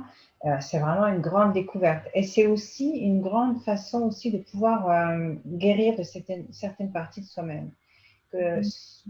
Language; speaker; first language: French; native; French